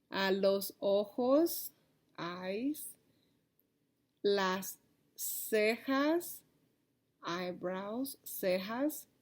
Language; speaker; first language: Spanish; early bilingual, heritage; Spanish